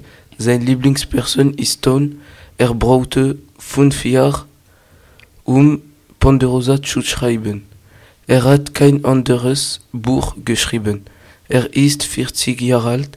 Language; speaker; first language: German; non-native, learner; French